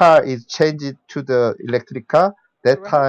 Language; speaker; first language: English; non-native, learner; Korean